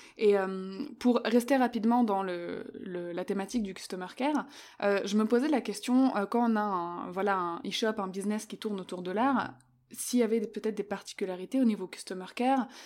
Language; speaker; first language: French; native; French